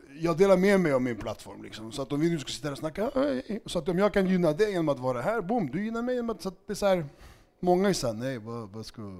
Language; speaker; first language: Swedish; early bilingual, other home language; Serbian